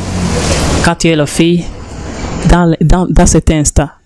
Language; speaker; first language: French; non-native, learner; Rundi